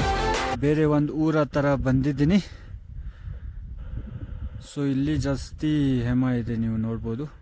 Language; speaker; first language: Kannada; non-native, fluent; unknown